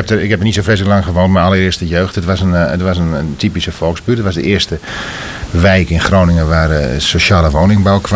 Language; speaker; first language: Dutch; native; Dutch